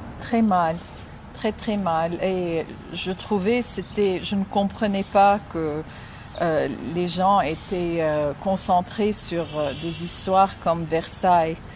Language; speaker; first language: French; non-native, fluent; Arabic